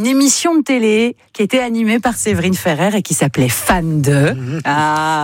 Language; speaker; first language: French; native; French